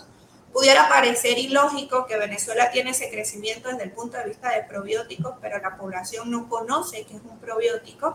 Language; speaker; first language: Spanish; native; Spanish